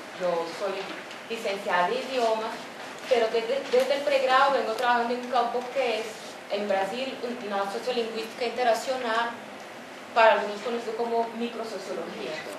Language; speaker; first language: Spanish; non-native, fluent; Portuguese